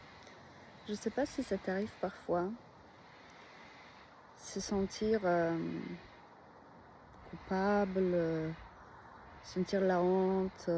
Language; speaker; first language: French; non-native, fluent; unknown